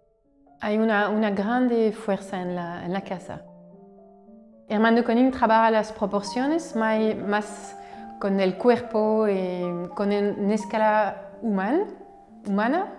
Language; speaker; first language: Spanish; non-native, fluent; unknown